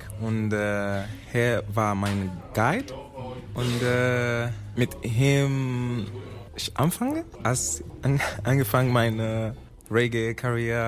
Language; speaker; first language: German; non-native, learner; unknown